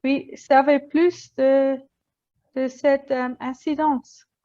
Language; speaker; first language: French; non-native, learner; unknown